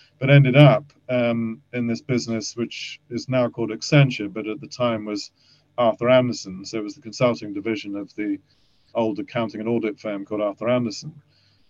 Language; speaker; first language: English; native; English